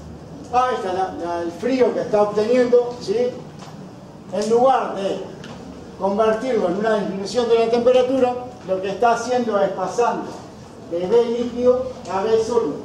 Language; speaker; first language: Spanish; native; Spanish